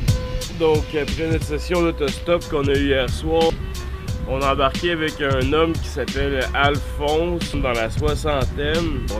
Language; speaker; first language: French; native; French